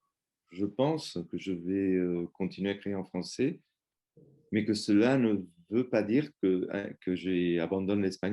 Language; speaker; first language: French; non-native, fluent; Spanish